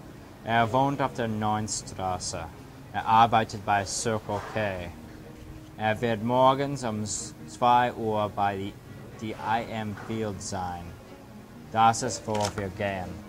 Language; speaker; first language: German; non-native, learner; English